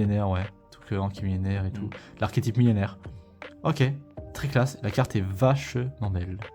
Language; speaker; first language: French; native; French